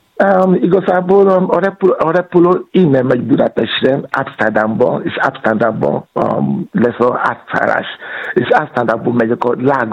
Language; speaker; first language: Hungarian; non-native, fluent; Yoruba